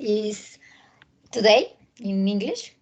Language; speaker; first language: English; non-native, learner; Spanish